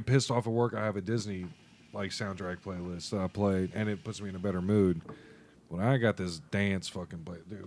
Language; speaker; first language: English; native; English